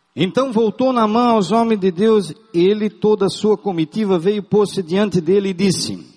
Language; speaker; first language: Portuguese; non-native, local second language; German